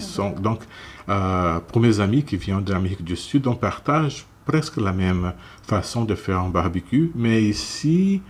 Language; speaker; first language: French; non-native, fluent; Portuguese